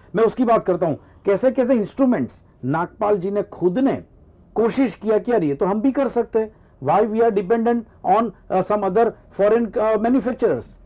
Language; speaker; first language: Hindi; non-native, local second language; Gujarati